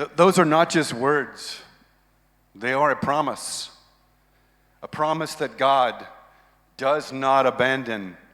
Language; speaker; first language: English; native; English